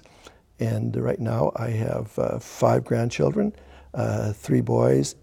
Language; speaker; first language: English; early bilingual, other home language; German